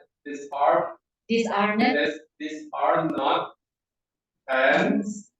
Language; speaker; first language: English; non-native, learner; Indonesian